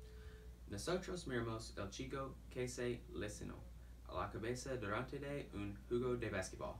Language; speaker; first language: Spanish; non-native, learner; English